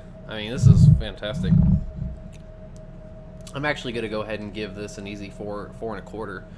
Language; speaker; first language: English; native; English